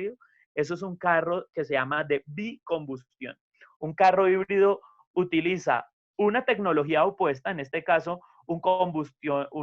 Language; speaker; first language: Spanish; native; Spanish